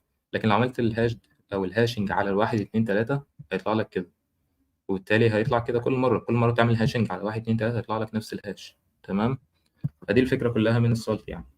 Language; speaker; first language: Arabic; native; Arabic